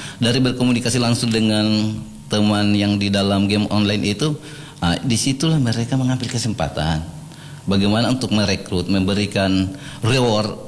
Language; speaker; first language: Indonesian; non-native, local second language; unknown